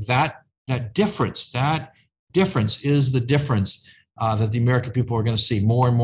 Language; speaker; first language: English; native; English